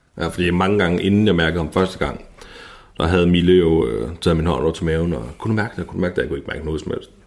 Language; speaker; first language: Danish; native; Danish